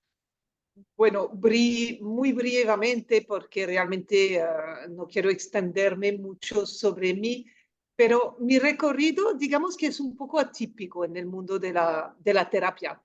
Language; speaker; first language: Spanish; non-native, fluent; French